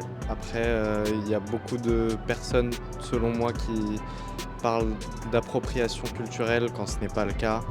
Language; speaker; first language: French; non-native, fluent; Russian